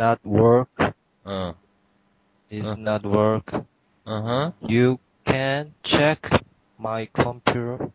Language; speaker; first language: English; non-native, learner; Korean